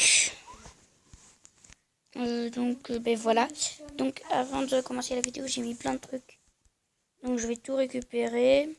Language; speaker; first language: French; native; French